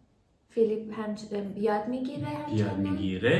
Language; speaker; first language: Persian; native; Persian